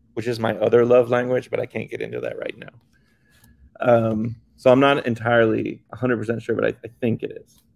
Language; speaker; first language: English; native; English